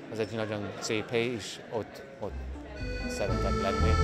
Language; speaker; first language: Hungarian; non-native, fluent; English